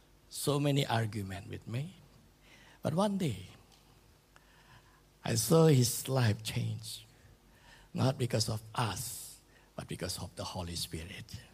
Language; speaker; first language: English; non-native, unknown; Indonesian